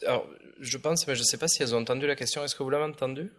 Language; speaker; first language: French; native; French